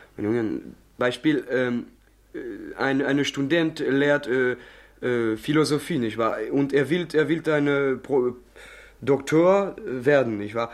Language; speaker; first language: German; non-native, learner; French